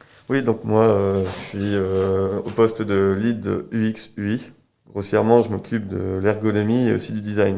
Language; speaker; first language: French; native; French